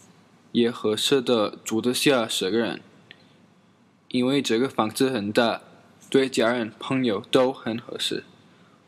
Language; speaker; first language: Chinese; non-native, learner; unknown